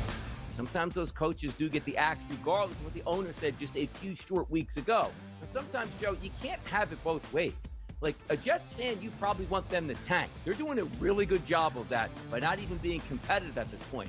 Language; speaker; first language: English; native; English